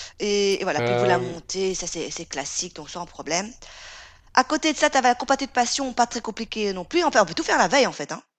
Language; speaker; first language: French; native; French